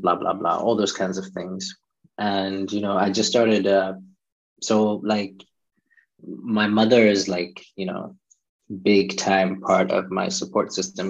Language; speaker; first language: English; non-native, local second language; Shona